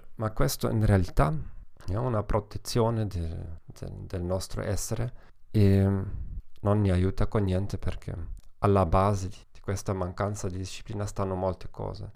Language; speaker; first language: Italian; non-native, learner; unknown